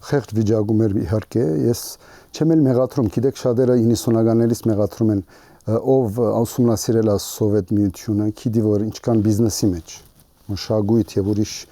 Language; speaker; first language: Armenian; early bilingual, heritage; Armenian